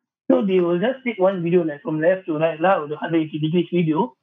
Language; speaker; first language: English; non-native, local second language; Tamil